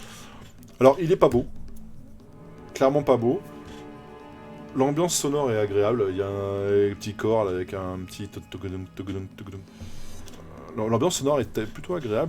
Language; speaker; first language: French; native; French